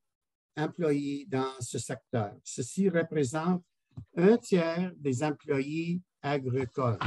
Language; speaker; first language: French; non-native, local second language; English